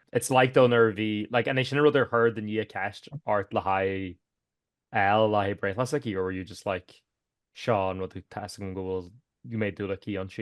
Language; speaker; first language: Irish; native; Irish